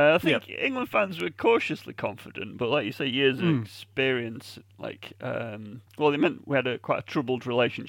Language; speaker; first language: English; native; English